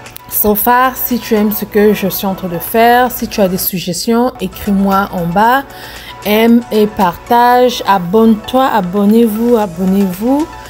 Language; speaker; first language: French; non-native, local second language; Lingala